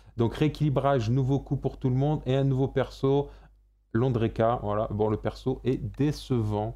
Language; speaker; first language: French; native; French